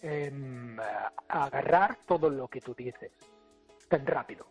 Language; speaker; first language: Spanish; non-native, fluent; English